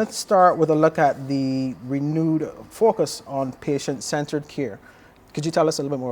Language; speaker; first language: English; native; English